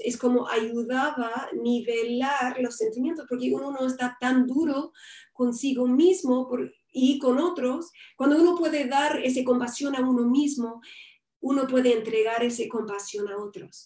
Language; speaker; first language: Spanish; non-native, fluent; English